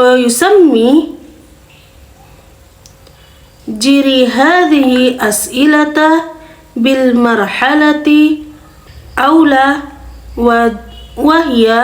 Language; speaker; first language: Arabic; non-native, fluent; Indonesian